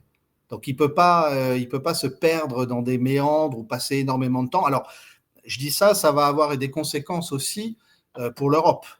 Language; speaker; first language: French; native; French